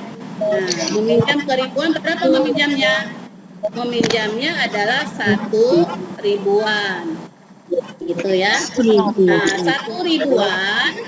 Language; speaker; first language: Indonesian; native; Indonesian